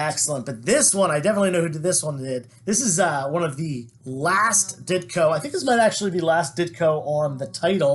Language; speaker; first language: English; native; English